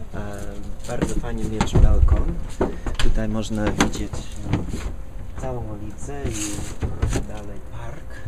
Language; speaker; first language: Polish; non-native, learner; English